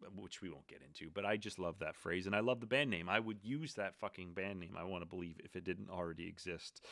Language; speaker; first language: English; native; English